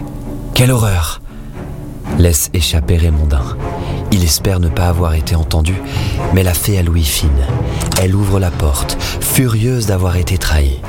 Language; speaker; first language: French; native; French